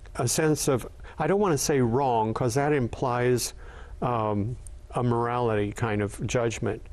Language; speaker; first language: English; native; English